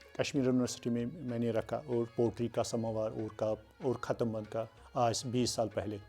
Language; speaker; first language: Urdu; non-native, local second language; Kashmiri